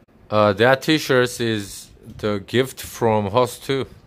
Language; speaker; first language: English; non-native, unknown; Korean